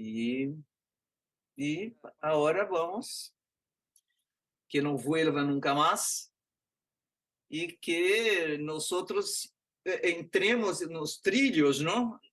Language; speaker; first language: Spanish; non-native, fluent; Portuguese